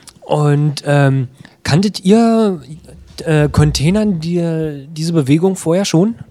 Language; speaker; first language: German; native; German